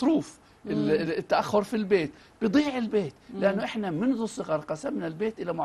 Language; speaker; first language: Arabic; native; Arabic